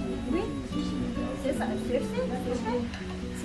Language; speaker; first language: French; non-native, local second language; Malagasy